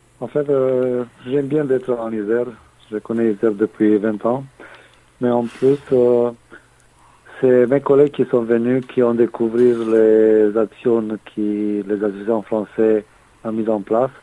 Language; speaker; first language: French; non-native, fluent; Romanian